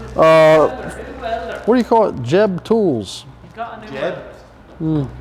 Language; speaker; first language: English; native; English